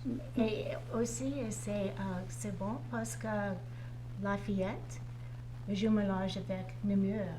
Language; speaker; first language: French; non-native, learner; English